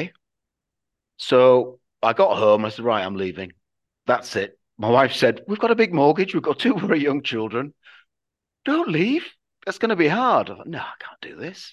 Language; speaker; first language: English; native; English